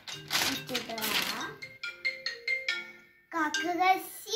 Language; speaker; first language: Russian; early bilingual, heritage; Russian